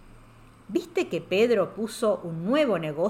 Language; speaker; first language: Spanish; native; Spanish